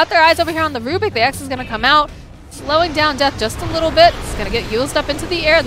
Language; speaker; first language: English; native; English